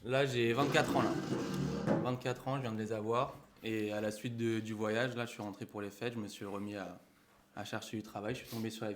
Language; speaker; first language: French; native; French